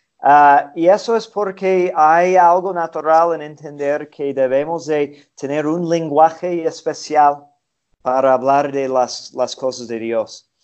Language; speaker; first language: Spanish; non-native, fluent; English